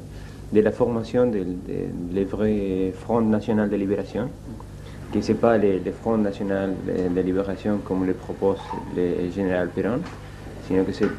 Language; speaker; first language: French; non-native, fluent; Spanish